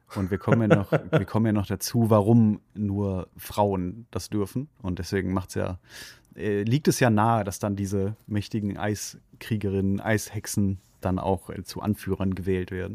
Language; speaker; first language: German; native; German